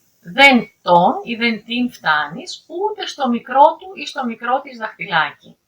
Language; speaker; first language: Greek; native; Greek